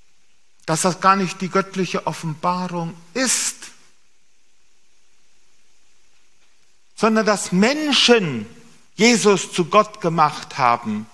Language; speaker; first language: German; native; German